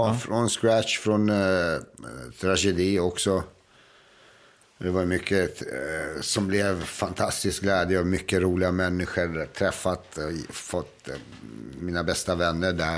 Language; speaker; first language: Swedish; native; Swedish